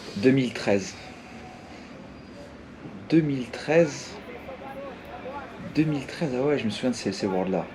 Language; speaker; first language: French; native; French